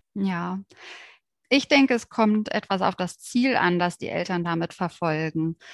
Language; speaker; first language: German; native; German